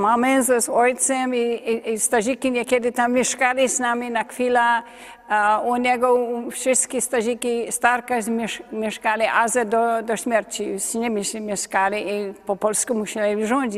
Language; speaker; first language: Polish; early bilingual, heritage; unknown